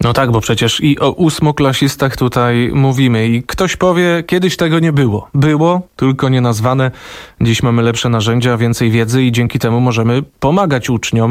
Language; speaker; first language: Polish; native; Polish